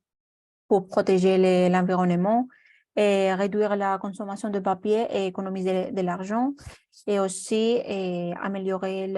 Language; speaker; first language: French; non-native, learner; Spanish